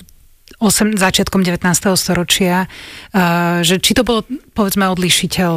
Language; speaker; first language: Slovak; native; Slovak